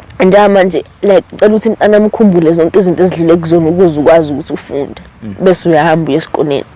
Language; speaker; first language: Zulu; native; Zulu